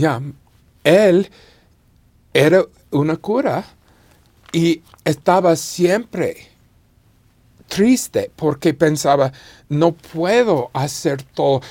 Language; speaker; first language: Spanish; non-native, fluent; English